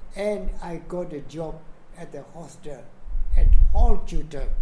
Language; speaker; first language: English; non-native, fluent; Burmese